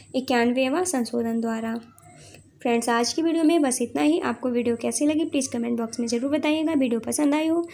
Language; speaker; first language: Hindi; native; Hindi